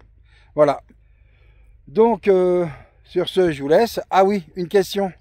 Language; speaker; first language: French; native; French